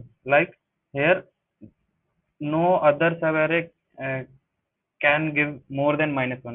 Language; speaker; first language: English; non-native, local second language; Hindi